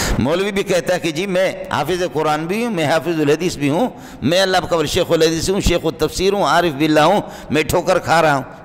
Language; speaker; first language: Urdu; non-native, local second language; Brahui